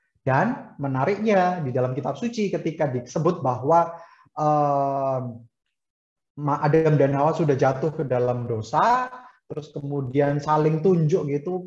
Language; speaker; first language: Indonesian; native; Indonesian